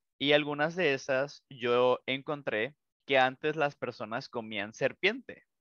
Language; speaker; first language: Spanish; native; Spanish